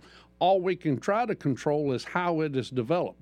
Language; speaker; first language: English; native; English